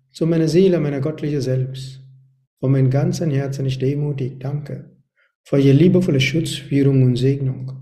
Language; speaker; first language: German; non-native, learner; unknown